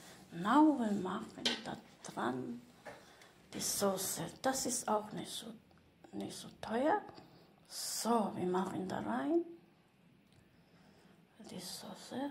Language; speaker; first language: German; non-native, learner; Filipino